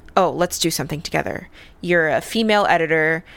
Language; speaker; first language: English; early bilingual, other home language; Russian